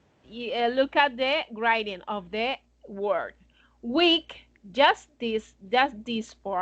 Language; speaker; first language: English; non-native, fluent; Spanish